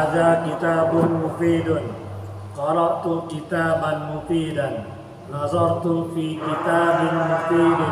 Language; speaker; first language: Arabic; non-native, learner; Indonesian